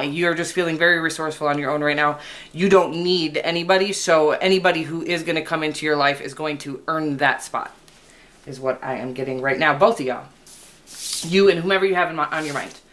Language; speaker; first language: English; native; English